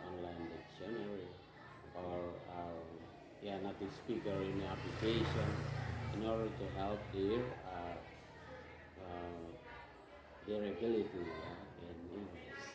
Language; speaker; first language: English; non-native, fluent; Indonesian